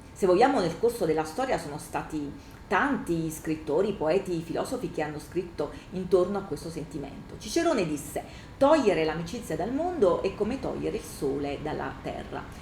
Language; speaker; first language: Italian; native; Italian